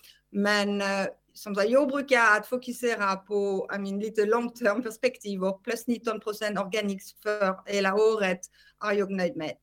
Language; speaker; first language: Swedish; non-native, fluent; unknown